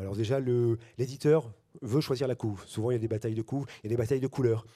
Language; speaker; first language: French; native; French